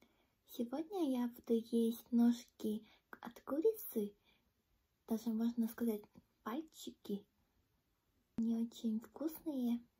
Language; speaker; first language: Russian; non-native, fluent; Korean